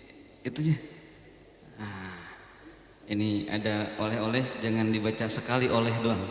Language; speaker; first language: Indonesian; native; Indonesian